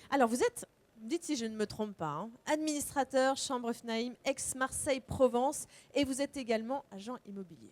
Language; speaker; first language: French; native; French